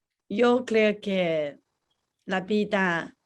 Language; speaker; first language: Spanish; non-native, learner; English